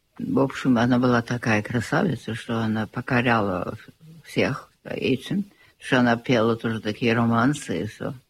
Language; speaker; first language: Russian; early bilingual, heritage; Russian